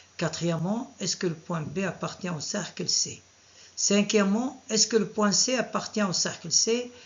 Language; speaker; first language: French; non-native, local second language; Arabic